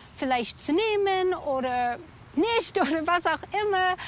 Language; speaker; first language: German; non-native, fluent; English